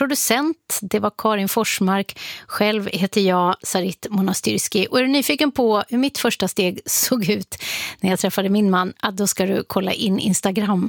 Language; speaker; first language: Swedish; native; Swedish